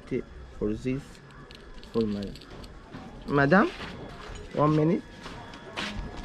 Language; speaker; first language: English; non-native, learner; Arabic